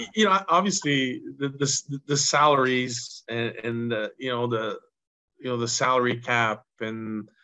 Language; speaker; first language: English; non-native, local second language; French